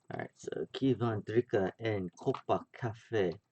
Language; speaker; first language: Swedish; non-native, learner; English